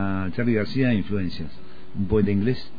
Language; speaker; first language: Spanish; native; Spanish